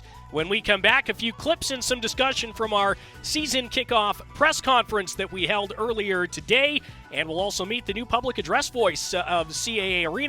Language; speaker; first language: English; native; English